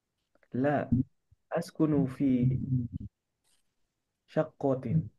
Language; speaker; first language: Arabic; non-native, learner; Indonesian